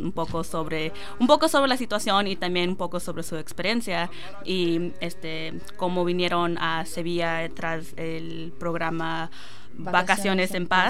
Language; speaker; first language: Spanish; non-native, fluent; English